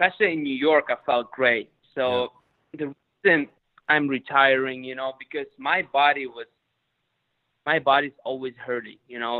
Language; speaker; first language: English; non-native, fluent; Ukrainian